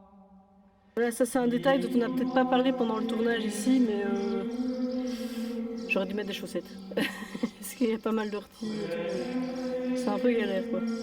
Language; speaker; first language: French; native; French